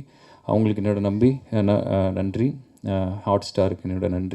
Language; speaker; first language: Tamil; native; Tamil